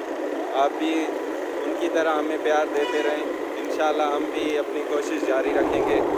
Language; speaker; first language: Hindi; non-native, local second language; Sindhi